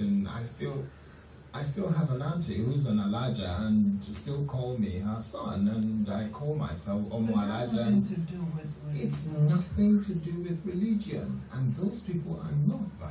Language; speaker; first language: English; non-native, local second language; Yoruba